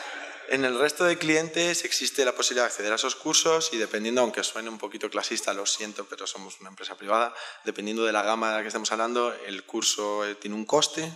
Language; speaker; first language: Spanish; native; Spanish